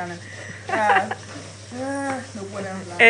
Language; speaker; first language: Spanish; non-native, learner; English